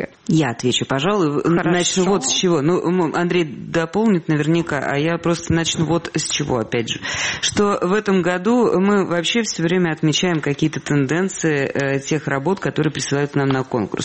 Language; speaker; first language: Russian; native; Russian